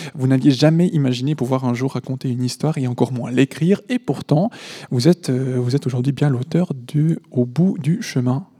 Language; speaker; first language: French; native; French